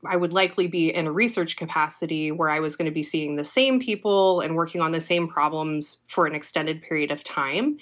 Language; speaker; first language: English; native; English